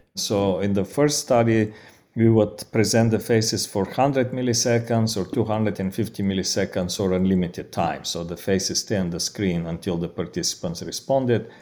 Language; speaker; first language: English; non-native, fluent; Bulgarian